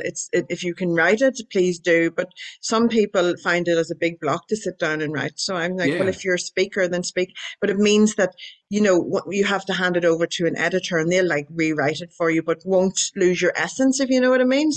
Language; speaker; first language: English; native; English